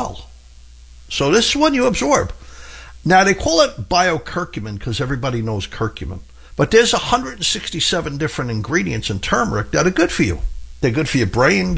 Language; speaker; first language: English; native; English